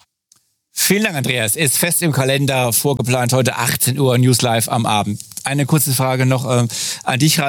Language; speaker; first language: German; native; German